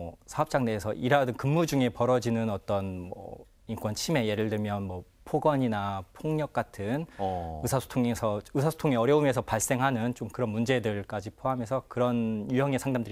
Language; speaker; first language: Korean; native; Korean